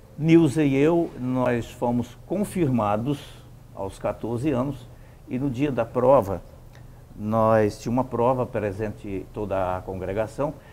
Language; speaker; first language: Portuguese; native; Portuguese